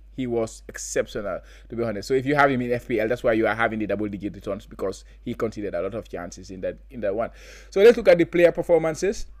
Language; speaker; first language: English; non-native, local second language; Wolof